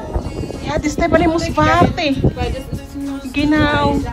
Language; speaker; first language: German; non-native, learner; Filipino